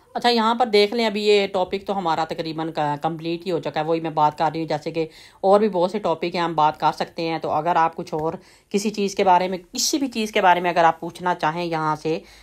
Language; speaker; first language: Urdu; native; Urdu